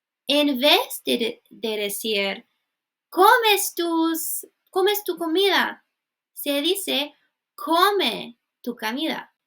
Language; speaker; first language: Spanish; non-native, fluent; English